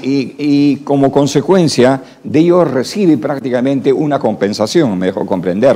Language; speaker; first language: Spanish; native; Spanish